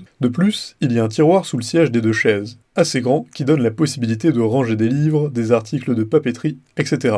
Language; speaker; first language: French; native; French